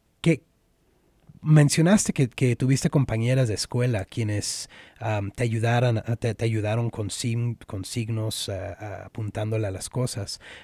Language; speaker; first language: Spanish; early bilingual, other home language; English